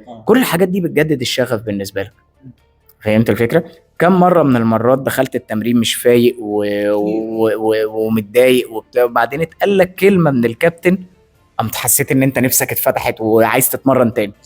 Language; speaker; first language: Arabic; native; Arabic